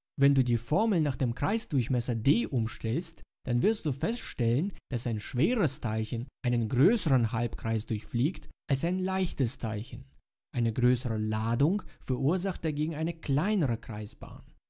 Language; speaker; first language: German; native; German